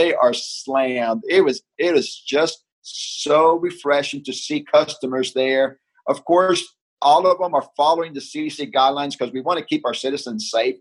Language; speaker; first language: English; early bilingual, other home language; Spanish